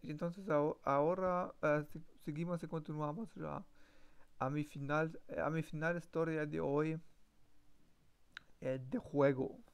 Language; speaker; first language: Spanish; non-native, learner; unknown